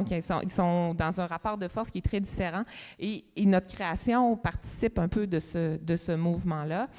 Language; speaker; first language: French; native; French